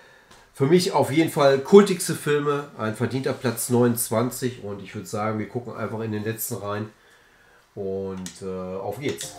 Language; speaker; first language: German; native; German